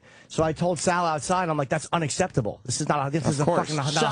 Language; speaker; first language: English; native; English